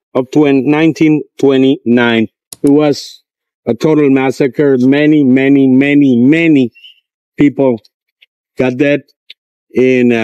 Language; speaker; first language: English; non-native, fluent; Spanish